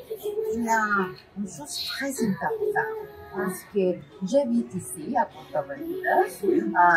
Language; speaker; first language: French; non-native, learner; Spanish